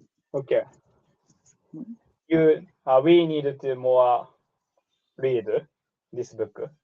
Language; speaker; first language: English; non-native, learner; Japanese